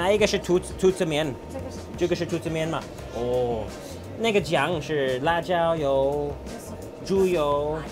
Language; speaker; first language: Chinese; non-native, fluent; English